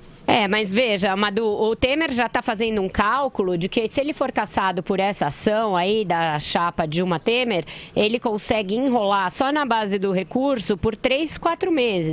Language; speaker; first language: Portuguese; native; Portuguese